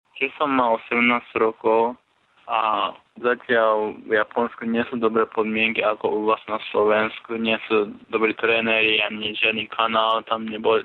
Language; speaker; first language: Slovak; non-native, fluent; Japanese